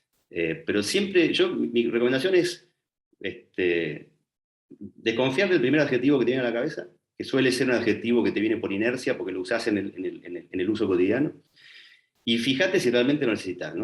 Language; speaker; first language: Spanish; native; Spanish